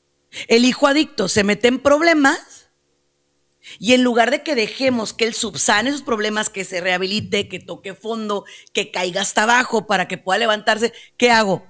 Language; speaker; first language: Spanish; native; Spanish